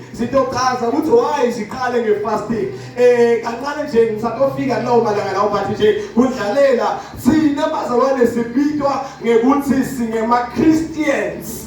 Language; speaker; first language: Zulu; non-native, local second language; Swati